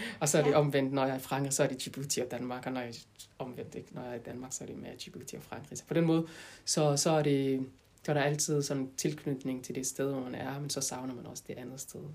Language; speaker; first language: Danish; non-native, fluent; French